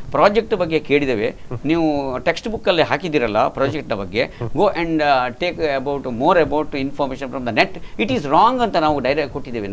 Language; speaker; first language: Kannada; non-native, local second language; Marathi